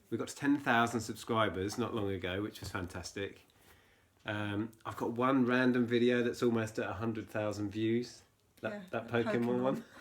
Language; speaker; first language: English; native; English